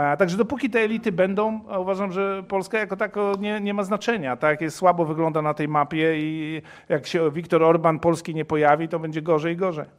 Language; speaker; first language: Polish; early bilingual, heritage; Polish